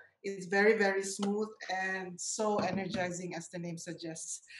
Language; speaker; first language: English; non-native, local second language; Malay